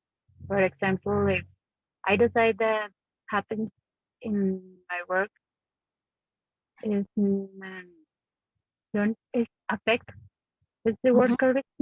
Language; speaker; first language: English; non-native, learner; Spanish